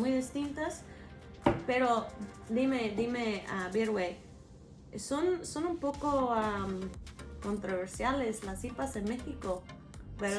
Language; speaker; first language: Spanish; non-native, fluent; English